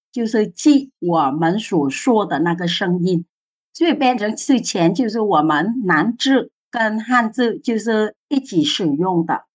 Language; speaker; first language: Chinese; non-native, fluent; Vietnamese